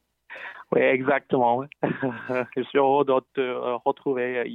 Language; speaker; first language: French; non-native, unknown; Chinese